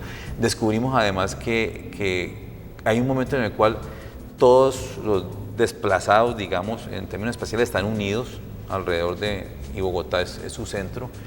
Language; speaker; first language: Spanish; native; Spanish